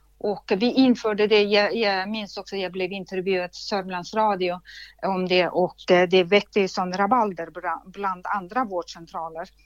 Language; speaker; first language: Swedish; non-native, fluent; Russian